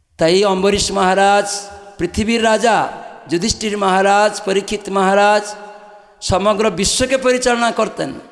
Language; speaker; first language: Bangla; non-native, fluent; Odia